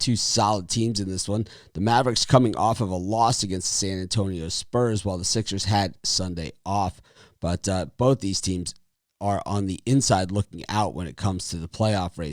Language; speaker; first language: English; native; English